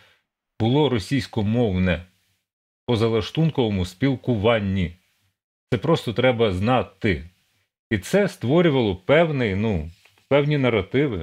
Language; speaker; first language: Ukrainian; native; Ukrainian